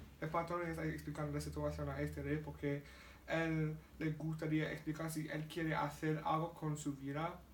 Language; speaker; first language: Spanish; non-native, learner; English